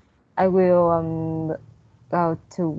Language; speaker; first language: English; non-native, learner; Vietnamese